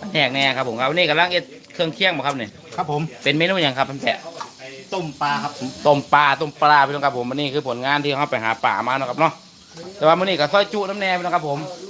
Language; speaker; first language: Thai; native; Thai